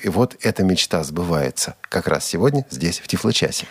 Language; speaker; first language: Russian; native; Russian